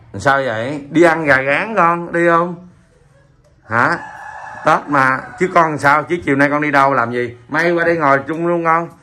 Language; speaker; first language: Vietnamese; native; Vietnamese